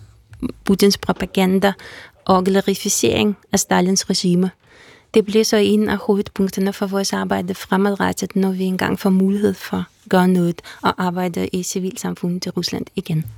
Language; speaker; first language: Danish; non-native, fluent; Russian